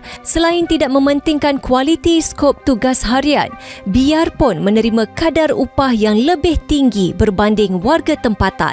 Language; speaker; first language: Malay; native; Malay